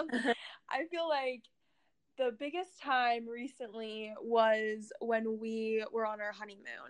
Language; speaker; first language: English; native; English